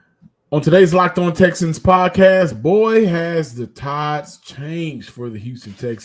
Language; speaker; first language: English; native; English